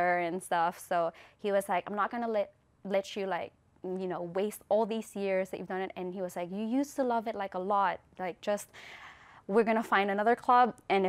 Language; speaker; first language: English; non-native, local second language; Filipino